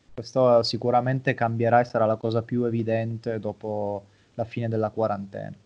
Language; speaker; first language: Italian; native; Italian